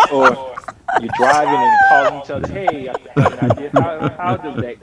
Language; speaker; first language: English; native; English